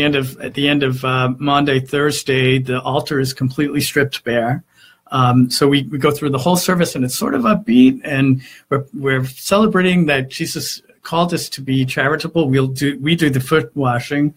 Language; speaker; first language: English; native; English